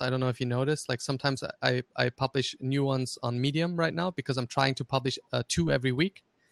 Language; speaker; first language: English; non-native, fluent; German